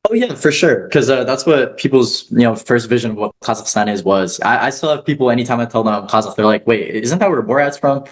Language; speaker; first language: English; early bilingual, other home language; Kazakh